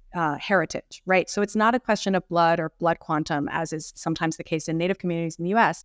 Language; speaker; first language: English; native; English